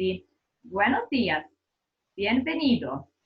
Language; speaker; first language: Spanish; non-native, learner; Serbian